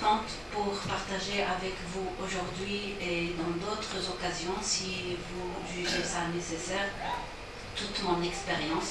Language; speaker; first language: French; non-native, local second language; Arabic